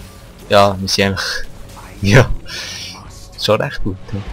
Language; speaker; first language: German; native; German